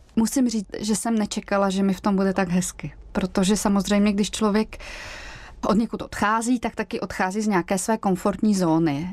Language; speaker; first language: Czech; native; Czech